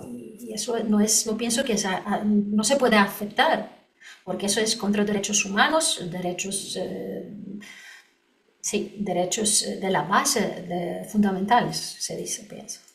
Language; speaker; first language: Spanish; non-native, learner; Polish